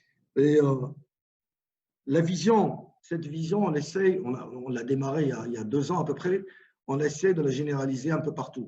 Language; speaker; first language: French; non-native, local second language; Arabic